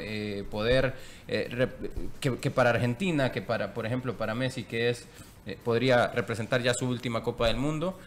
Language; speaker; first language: Spanish; native; Spanish